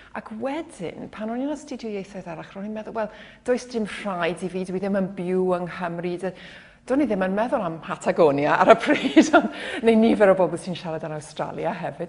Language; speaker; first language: Welsh; non-native, fluent; English